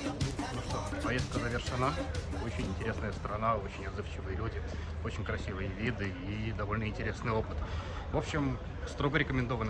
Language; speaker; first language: Russian; native; Russian